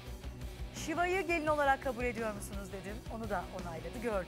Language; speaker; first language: Turkish; native; Turkish